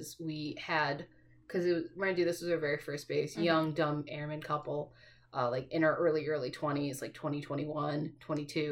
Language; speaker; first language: English; native; English